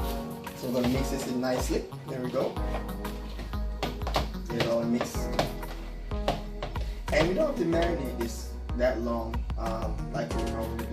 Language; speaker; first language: English; native; English